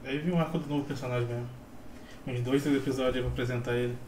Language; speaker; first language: Portuguese; native; Portuguese